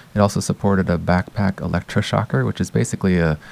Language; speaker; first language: English; native; English